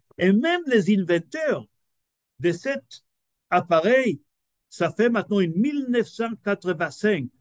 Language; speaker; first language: French; non-native, fluent; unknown